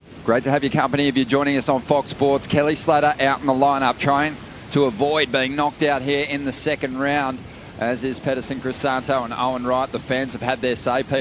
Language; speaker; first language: English; native; English